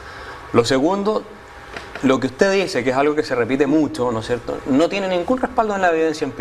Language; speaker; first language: Spanish; native; Spanish